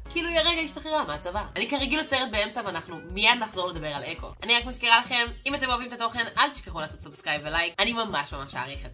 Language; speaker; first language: Hebrew; native; Hebrew